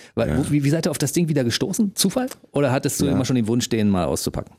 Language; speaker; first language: German; native; German